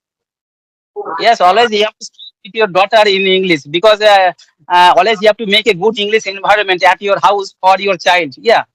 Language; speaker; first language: English; non-native, learner; Bangla